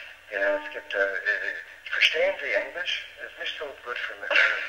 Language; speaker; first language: German; non-native, learner; English